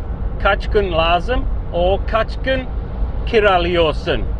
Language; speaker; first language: Turkish; non-native, fluent; English